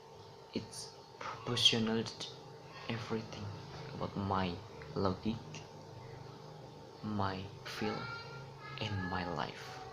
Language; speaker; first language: English; non-native, learner; Indonesian